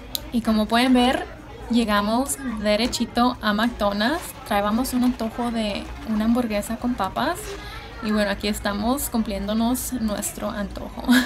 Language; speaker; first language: Spanish; early bilingual, heritage; Spanish